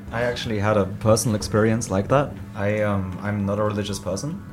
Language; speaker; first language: English; native; English